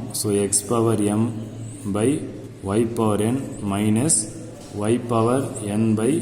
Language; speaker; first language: Tamil; native; Tamil